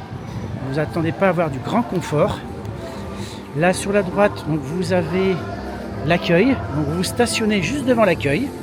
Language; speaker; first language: French; native; French